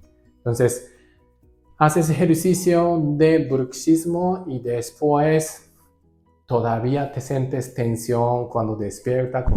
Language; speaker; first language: Spanish; non-native, learner; Japanese